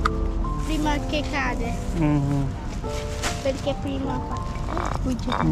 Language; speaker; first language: Italian; early bilingual, other home language; Filipino